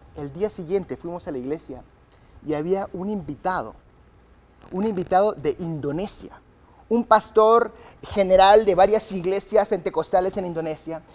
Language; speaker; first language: Spanish; early bilingual, other home language; English